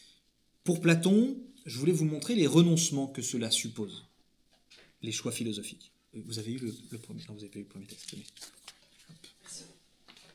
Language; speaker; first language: French; native; French